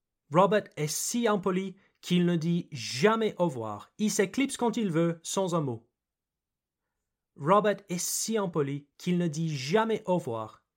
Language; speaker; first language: French; non-native, fluent; English